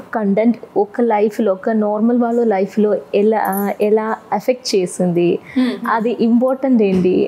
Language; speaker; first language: Telugu; non-native, learner; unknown